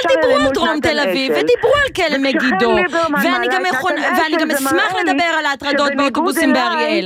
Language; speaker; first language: Hebrew; native; Hebrew